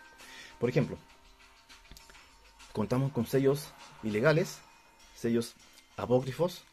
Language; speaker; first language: Spanish; native; Spanish